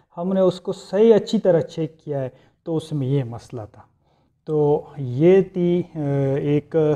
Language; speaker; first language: Urdu; non-native, local second language; Punjabi